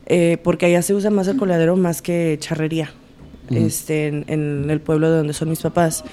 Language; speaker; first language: Spanish; early bilingual, heritage; Spanish